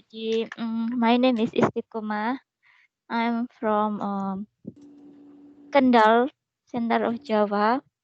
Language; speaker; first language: English; non-native, learner; Indonesian